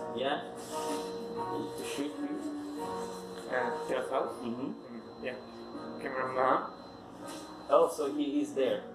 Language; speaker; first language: English; non-native, local second language; Filipino